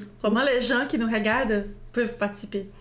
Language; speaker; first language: French; non-native, fluent; Portuguese